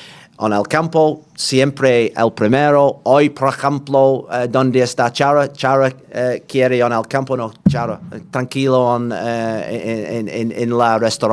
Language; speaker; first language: Spanish; non-native, learner; English